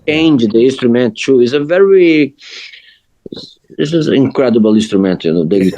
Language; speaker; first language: English; non-native, learner; Portuguese